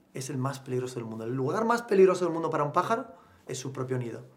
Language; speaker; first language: Spanish; native; Spanish